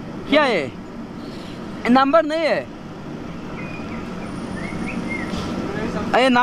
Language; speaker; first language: Hindi; non-native, learner; Bangla